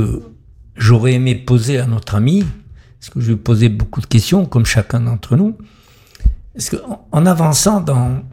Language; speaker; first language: French; native; French